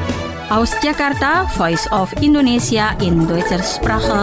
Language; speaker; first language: German; non-native, fluent; Indonesian